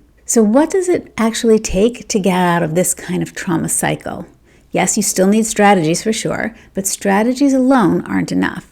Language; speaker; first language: English; native; English